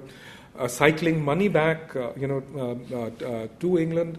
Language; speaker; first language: English; non-native, local second language; Bangla